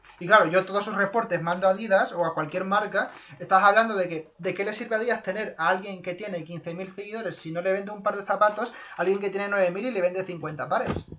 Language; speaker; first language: Spanish; native; Spanish